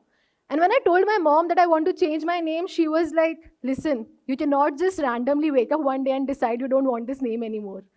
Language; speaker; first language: English; non-native, local second language; Hindi